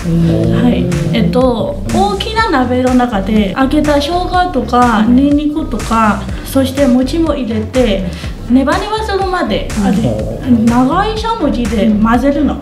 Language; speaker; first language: Japanese; non-native, fluent; Burmese